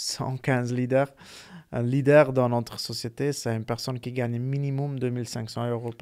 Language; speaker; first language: French; non-native, fluent; Italian